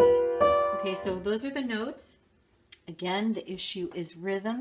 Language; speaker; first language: English; native; English